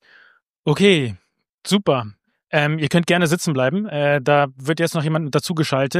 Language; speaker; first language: German; native; German